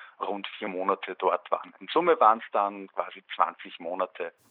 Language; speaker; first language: German; native; German